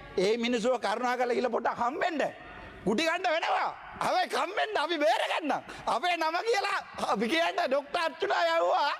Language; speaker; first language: Sinhala; non-native, local second language; Tamil